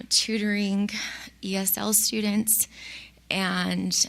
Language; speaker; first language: English; early bilingual, other home language; Spanish